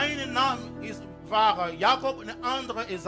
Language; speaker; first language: German; non-native, learner; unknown